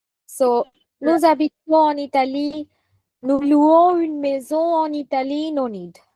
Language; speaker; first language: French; non-native, fluent; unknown